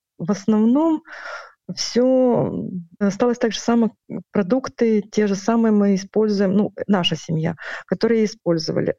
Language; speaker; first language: Russian; non-native, local second language; Ukrainian